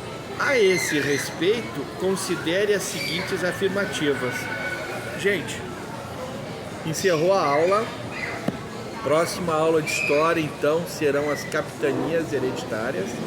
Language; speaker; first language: Portuguese; native; Portuguese